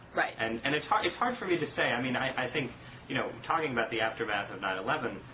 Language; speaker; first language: English; native; English